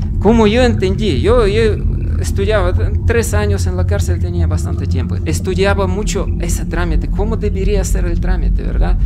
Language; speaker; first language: Spanish; non-native, fluent; Russian